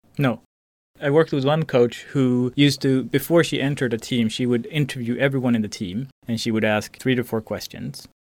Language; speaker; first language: English; non-native, fluent; Swedish